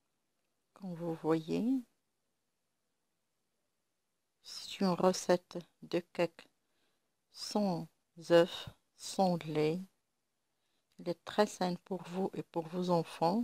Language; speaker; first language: French; non-native, local second language; Arabic